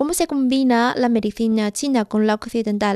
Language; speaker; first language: Spanish; non-native, fluent; Chinese